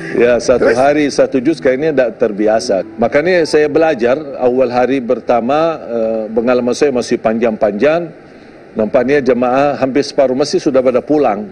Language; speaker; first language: Indonesian; non-native, fluent; Arabic